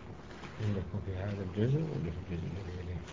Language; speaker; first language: Arabic; native; Arabic